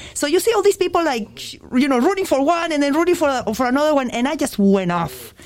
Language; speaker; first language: English; non-native, fluent; Spanish